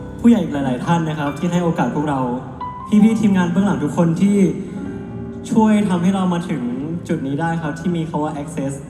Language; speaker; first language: Thai; native; Thai